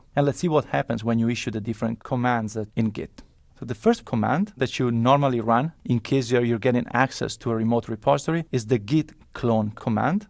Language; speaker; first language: English; non-native, fluent; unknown